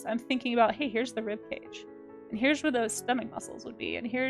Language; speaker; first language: English; native; English